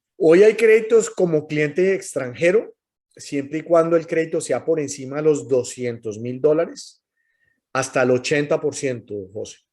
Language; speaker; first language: Spanish; native; Spanish